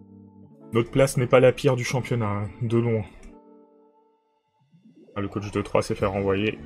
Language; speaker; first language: French; native; French